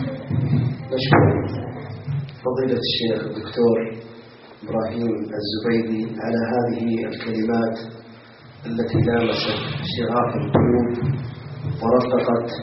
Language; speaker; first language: Arabic; native; Arabic